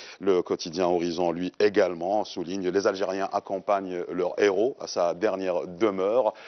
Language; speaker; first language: French; non-native, local second language; Arabic